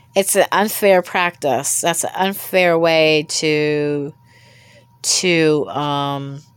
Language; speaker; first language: English; native; English